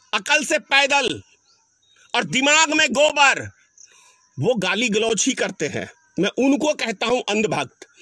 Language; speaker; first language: Hindi; native; Hindi